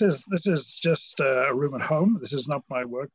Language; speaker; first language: English; native; English